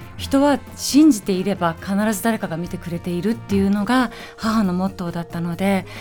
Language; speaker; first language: Japanese; early bilingual, other home language; Persian